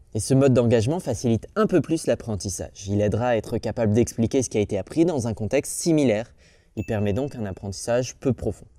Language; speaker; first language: French; native; French